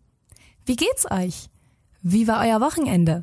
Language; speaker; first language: German; native; German